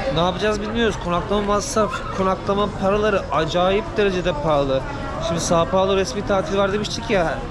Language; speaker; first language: Turkish; native; Turkish